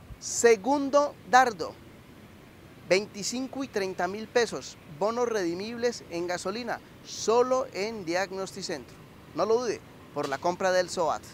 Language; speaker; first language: Spanish; native; Spanish